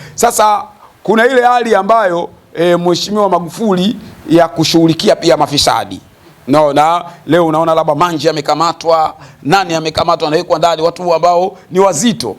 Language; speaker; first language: Swahili; native; Swahili